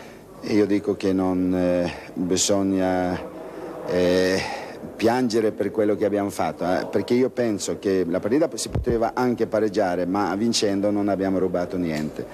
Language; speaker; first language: Italian; non-native, fluent; Swedish